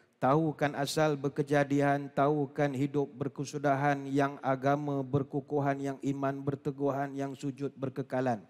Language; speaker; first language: Malay; native; Malay